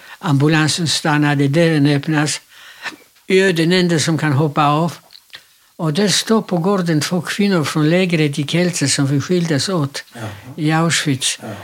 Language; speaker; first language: Swedish; non-native, fluent; Polish